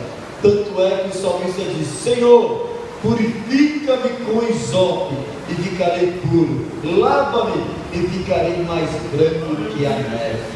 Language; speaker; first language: Portuguese; native; Portuguese